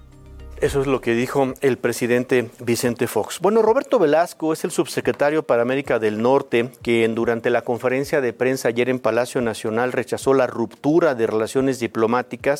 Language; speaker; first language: Spanish; native; Spanish